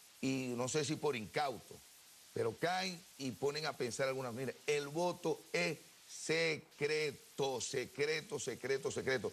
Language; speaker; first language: Spanish; native; Spanish